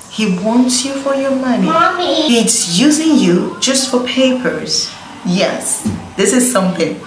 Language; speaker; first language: English; non-native, local second language; Igbo